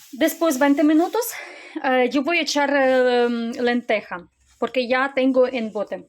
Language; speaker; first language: Spanish; non-native, learner; Ukrainian